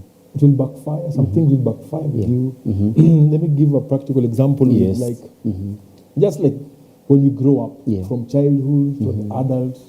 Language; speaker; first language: English; non-native, local second language; Swahili